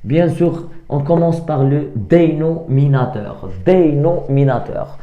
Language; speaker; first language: French; non-native, local second language; Arabic